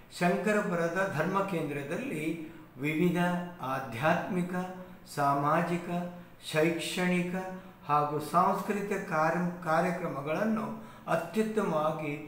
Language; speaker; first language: Kannada; non-native, local second language; Konkani